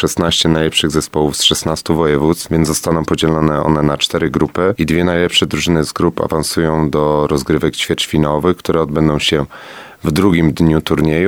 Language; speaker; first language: Polish; native; Polish